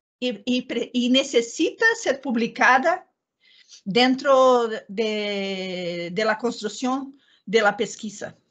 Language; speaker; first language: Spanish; non-native, learner; Portuguese